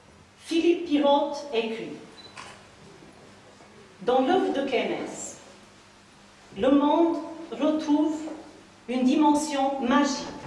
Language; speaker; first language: French; native; French